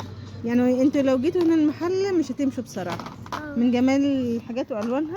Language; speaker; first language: Arabic; native; Arabic